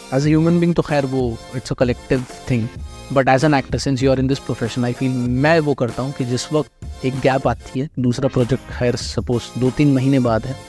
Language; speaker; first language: Hindi; non-native, local second language; Marathi